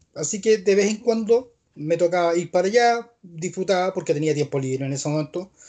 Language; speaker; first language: Spanish; native; Spanish